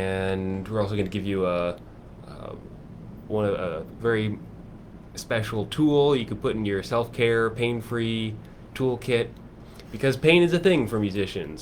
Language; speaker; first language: English; native; English